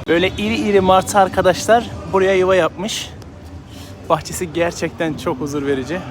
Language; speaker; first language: Turkish; native; Turkish